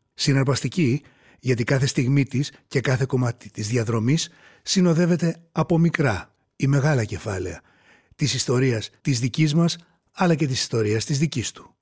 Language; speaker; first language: Greek; native; Greek